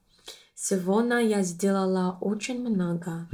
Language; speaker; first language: Russian; non-native, learner; English